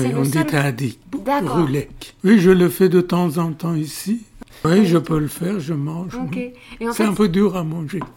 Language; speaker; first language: French; non-native, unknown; Persian